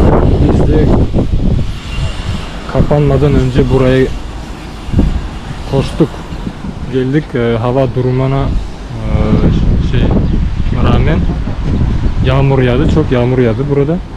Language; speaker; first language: Turkish; non-native, learner; Bashkir